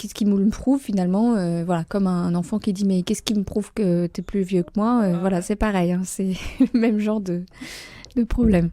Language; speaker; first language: French; native; French